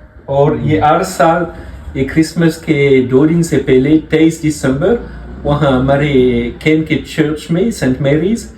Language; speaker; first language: Hindi; non-native, learner; French